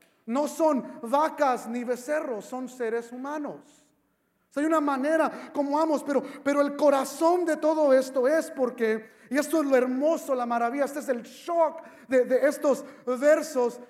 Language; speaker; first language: Spanish; early bilingual, heritage; Spanish